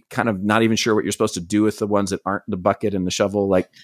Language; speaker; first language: English; native; English